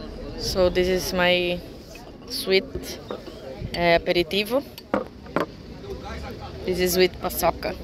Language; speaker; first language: English; non-native, learner; Portuguese